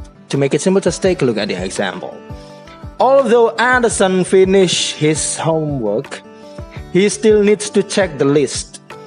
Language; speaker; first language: English; non-native, fluent; Indonesian